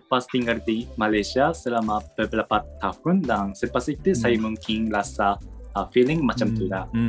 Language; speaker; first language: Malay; non-native, learner; Japanese